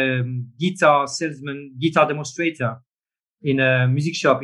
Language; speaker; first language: English; non-native, fluent; French